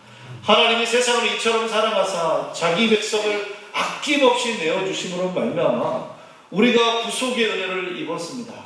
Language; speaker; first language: Korean; native; Korean